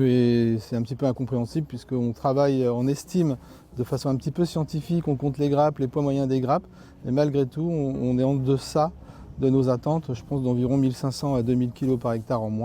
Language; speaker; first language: French; native; French